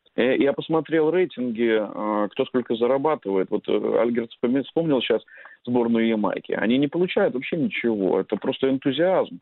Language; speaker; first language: Russian; native; Russian